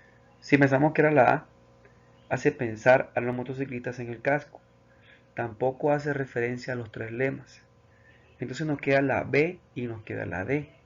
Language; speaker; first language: Spanish; native; Spanish